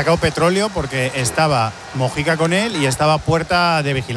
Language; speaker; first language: Spanish; native; Spanish